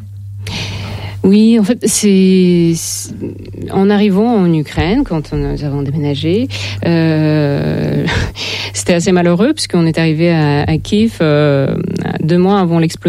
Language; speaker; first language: French; non-native, fluent; Russian